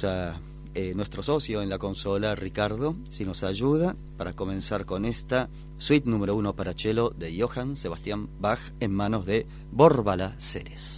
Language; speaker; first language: Spanish; native; Spanish